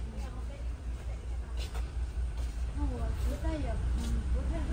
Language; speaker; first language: Chinese; non-native, fluent; Vietnamese